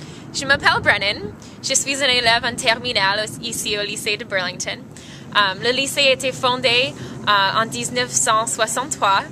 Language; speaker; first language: French; non-native, learner; English